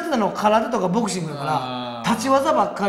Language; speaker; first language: Japanese; native; Japanese